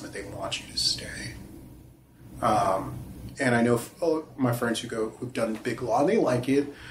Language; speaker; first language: English; early bilingual, other home language; Haitian Creole